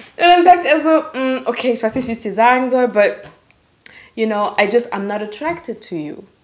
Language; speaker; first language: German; early bilingual, other home language; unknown